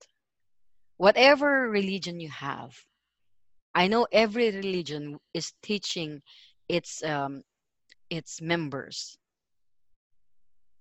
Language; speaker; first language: English; non-native, local second language; Filipino